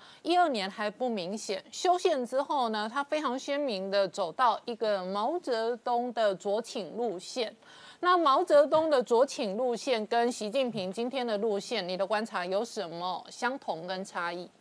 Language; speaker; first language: Chinese; native; Chinese